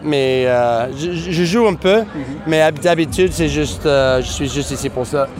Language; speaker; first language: French; non-native, fluent; English